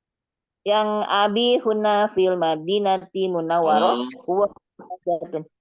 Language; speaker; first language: Arabic; non-native, learner; Indonesian